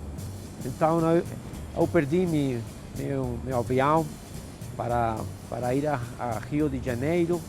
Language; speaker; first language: Portuguese; non-native, fluent; Spanish